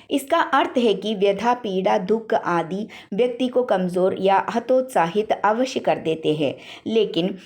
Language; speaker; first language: Hindi; non-native, local second language; Malayalam